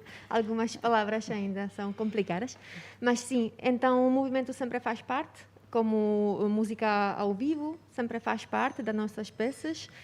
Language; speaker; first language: Portuguese; non-native, fluent; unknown